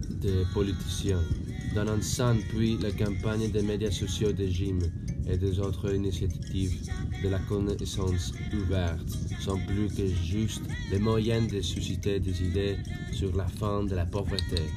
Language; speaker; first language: French; non-native, learner; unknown